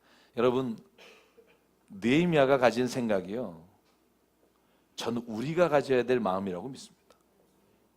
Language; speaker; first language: Korean; native; Korean